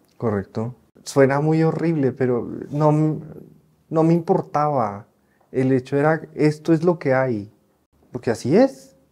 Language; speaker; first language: Spanish; native; Spanish